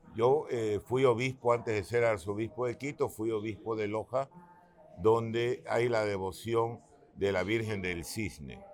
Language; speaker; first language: Spanish; native; Spanish